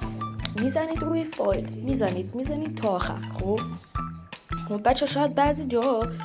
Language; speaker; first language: Persian; native; Persian